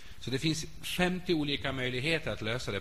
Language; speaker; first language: Swedish; non-native, fluent; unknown